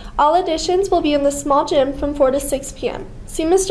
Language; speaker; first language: English; native; English